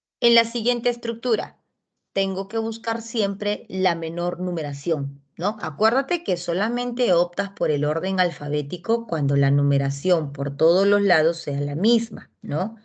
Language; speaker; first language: Spanish; native; Spanish